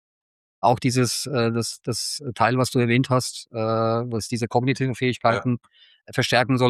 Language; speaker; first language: German; native; German